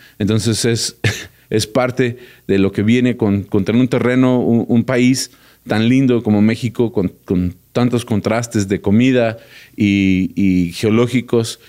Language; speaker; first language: Spanish; early bilingual, heritage; Spanish